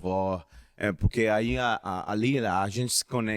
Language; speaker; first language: Portuguese; non-native, learner; Spanish